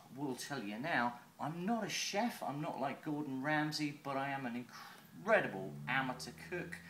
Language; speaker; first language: English; native; English